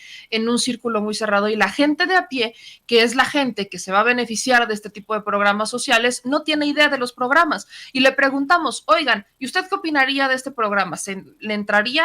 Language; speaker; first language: Spanish; native; Spanish